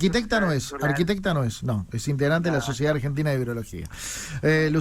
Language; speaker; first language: Spanish; native; Spanish